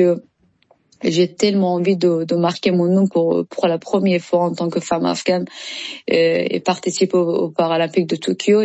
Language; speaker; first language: French; non-native, learner; Persian